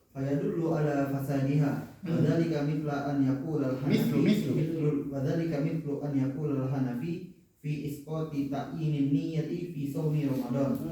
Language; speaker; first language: Arabic; non-native, learner; Indonesian